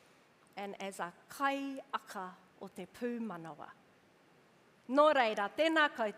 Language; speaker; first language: Māori; non-native, local second language; English